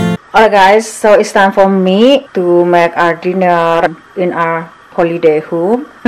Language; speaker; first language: English; non-native, learner; Indonesian